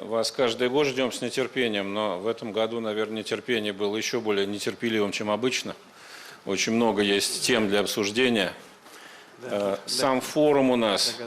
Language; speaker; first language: Russian; native; Russian